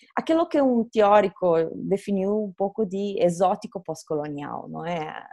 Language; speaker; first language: Portuguese; native; Portuguese